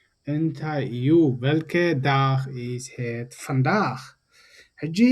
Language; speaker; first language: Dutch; non-native, fluent; Tigrinya